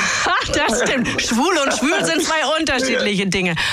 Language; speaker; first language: German; native; German